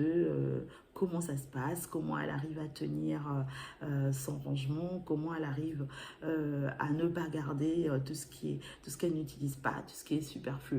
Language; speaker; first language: French; native; French